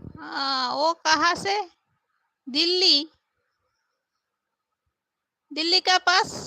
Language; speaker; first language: Hindi; non-native, local second language; Bangla